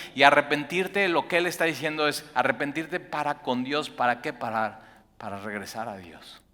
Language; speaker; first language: Spanish; native; Spanish